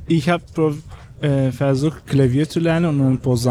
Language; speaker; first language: German; non-native, fluent; Turkish